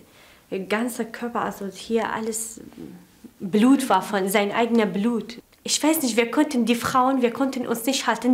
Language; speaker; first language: German; non-native, fluent; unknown